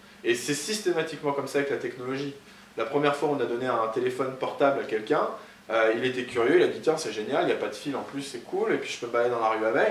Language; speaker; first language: French; native; French